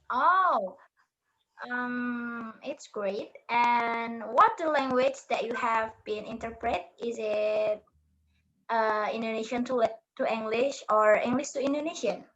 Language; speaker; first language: English; non-native, learner; Indonesian